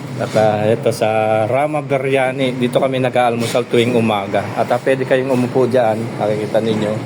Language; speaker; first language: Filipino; non-native, local second language; Pampanga